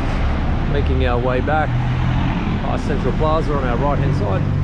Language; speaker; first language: English; native; English